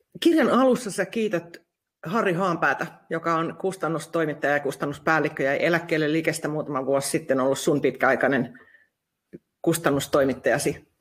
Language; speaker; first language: Finnish; native; Finnish